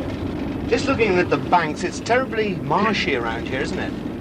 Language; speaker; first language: English; native; English